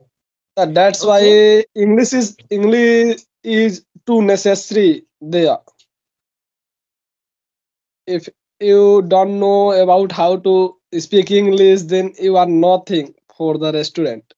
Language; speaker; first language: English; non-native, local second language; Hindi